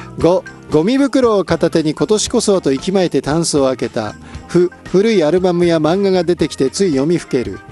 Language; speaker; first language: Japanese; native; Japanese